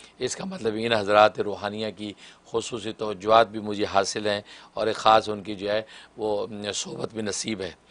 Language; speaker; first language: Urdu; native; Urdu